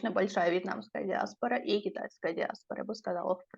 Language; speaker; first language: Russian; non-native, fluent; Czech